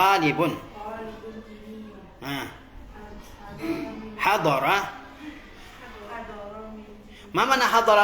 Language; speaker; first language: Arabic; non-native, fluent; Indonesian